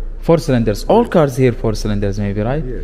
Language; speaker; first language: English; non-native, learner; Arabic